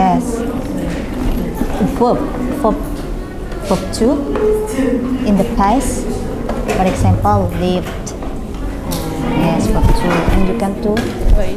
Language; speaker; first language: English; non-native, learner; Indonesian